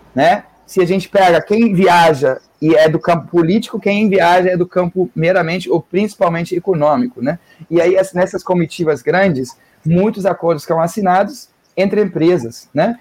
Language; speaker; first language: Portuguese; non-native, fluent; German